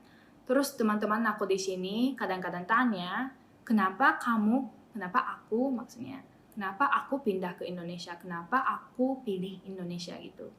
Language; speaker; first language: Indonesian; non-native, fluent; Japanese